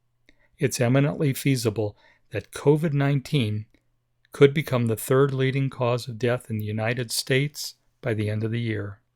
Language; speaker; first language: English; native; English